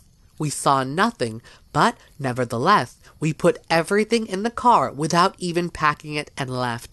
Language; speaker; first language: English; native; English